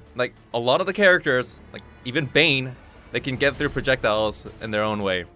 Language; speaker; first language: English; non-native, fluent; Korean